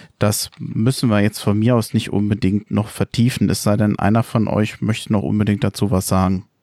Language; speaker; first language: German; native; German